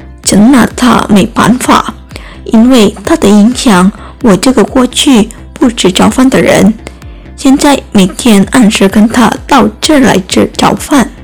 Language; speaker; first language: Chinese; non-native, learner; Indonesian